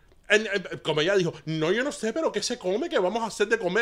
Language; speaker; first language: Spanish; early bilingual, heritage; Spanish